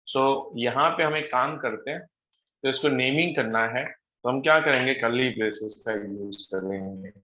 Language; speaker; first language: Hindi; non-native, local second language; Gujarati